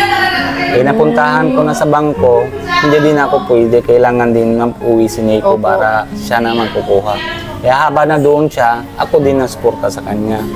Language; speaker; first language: Filipino; non-native, learner; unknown